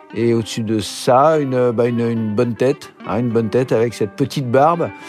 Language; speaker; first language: French; native; French